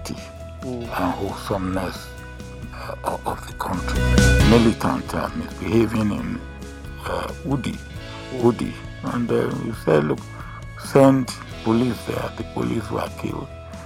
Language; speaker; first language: English; non-native, local second language; Yoruba